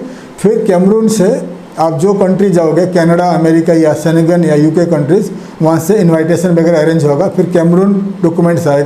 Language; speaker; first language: Hindi; non-native, local second language; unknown